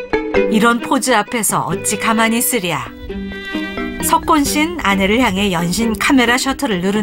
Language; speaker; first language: Korean; native; Korean